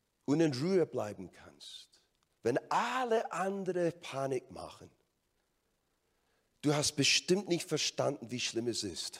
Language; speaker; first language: German; non-native, fluent; English